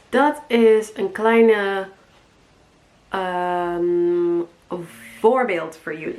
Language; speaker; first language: Dutch; non-native, learner; English